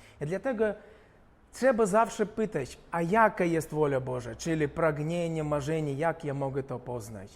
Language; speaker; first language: Polish; non-native, fluent; Ukrainian